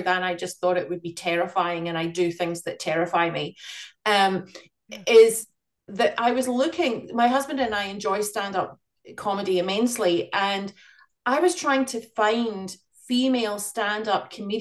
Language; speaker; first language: English; native; English